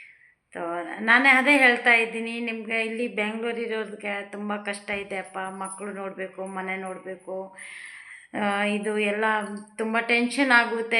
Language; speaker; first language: Kannada; non-native, local second language; Hindi